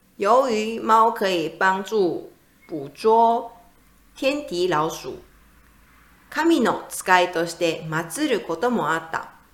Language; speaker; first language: Japanese; native; Japanese